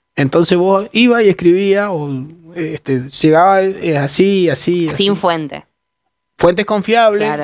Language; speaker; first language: Spanish; native; Spanish